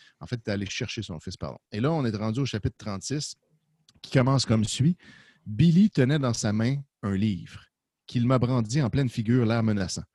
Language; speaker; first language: French; native; French